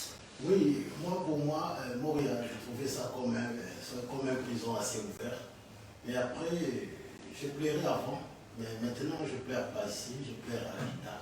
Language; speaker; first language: French; non-native, local second language; Lingala